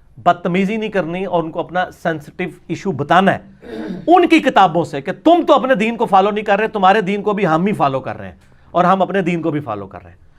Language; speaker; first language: Urdu; non-native, local second language; Punjabi